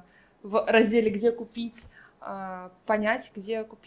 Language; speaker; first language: Russian; native; Russian